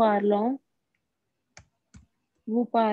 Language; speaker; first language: French; non-native, learner; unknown